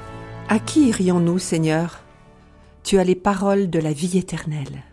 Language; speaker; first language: French; native; French